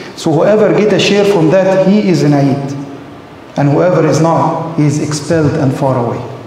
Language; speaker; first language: English; non-native, fluent; Arabic